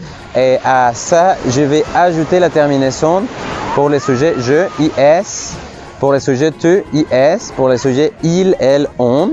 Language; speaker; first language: French; non-native, fluent; Spanish